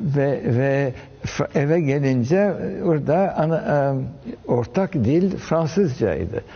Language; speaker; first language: Turkish; early bilingual, heritage; French